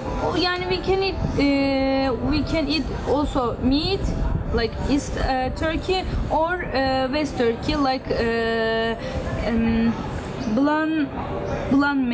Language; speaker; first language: English; non-native, learner; Turkish